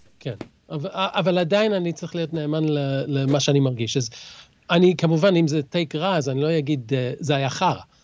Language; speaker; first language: Hebrew; early bilingual, other home language; English